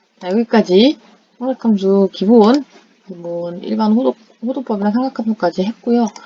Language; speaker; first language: Korean; non-native, fluent; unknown